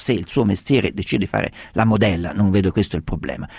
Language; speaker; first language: Italian; native; Italian